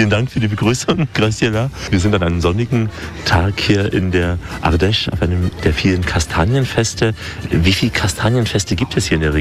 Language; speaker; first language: German; native; German